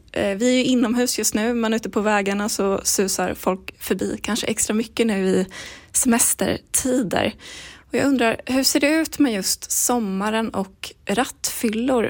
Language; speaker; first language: Swedish; native; Swedish